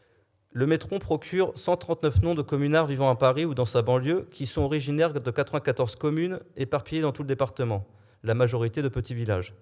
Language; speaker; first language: French; native; French